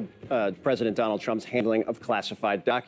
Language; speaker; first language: English; native; English